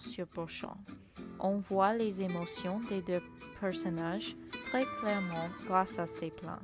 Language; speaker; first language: French; non-native, learner; English